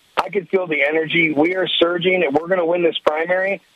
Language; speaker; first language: English; native; English